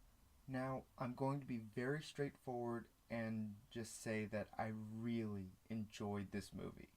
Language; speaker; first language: English; native; English